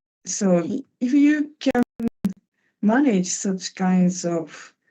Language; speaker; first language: English; non-native, fluent; Japanese